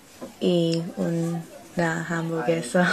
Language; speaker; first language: Spanish; non-native, learner; English